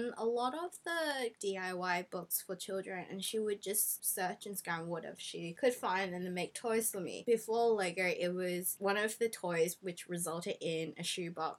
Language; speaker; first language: English; non-native, local second language; Cantonese